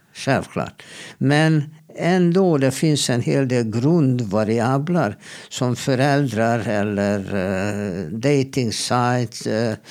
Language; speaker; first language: Swedish; non-native, fluent; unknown